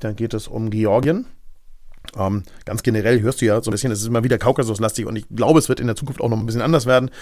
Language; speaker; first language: German; native; German